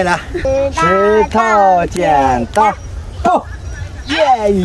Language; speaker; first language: Chinese; native; Chinese